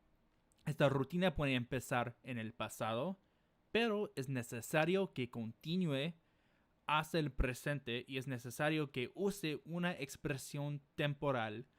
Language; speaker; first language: Spanish; non-native, fluent; English